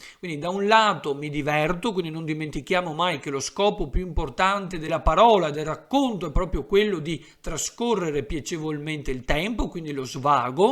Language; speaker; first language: Italian; native; Italian